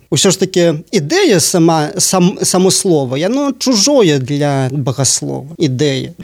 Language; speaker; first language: Belarusian; native; Belarusian